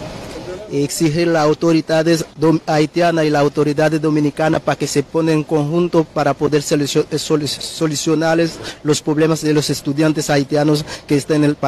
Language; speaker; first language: Spanish; non-native, learner; Haitian Creole